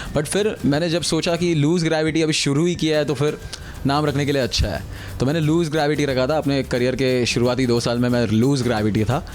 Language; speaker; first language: Hindi; non-native, local second language; Tulu